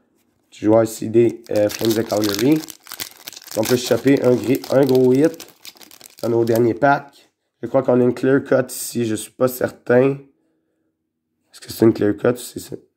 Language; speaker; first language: French; native; French